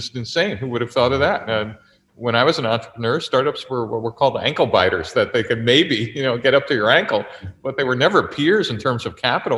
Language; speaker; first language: English; native; English